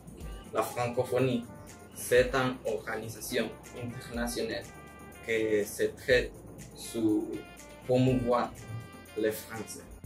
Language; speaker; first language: French; non-native, learner; Spanish